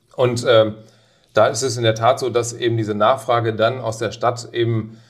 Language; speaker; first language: German; native; German